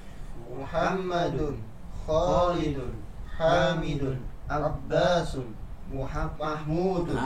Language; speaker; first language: Arabic; non-native, learner; Indonesian